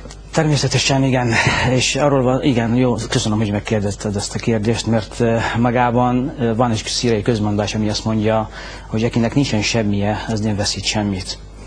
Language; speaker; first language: Hungarian; non-native, fluent; Arabic